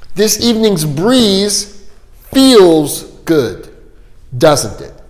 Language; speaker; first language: English; native; English